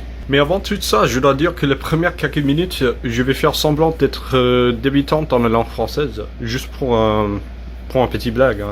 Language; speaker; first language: French; non-native, fluent; English